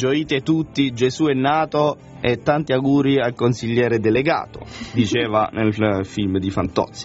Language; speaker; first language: Italian; native; Italian